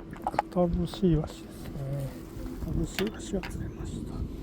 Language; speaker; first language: Japanese; native; Japanese